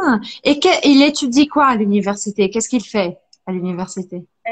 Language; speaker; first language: French; non-native, fluent; Portuguese